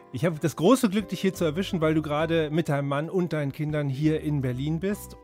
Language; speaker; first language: German; native; German